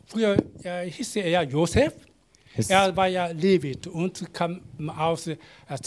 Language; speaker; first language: German; non-native, learner; Korean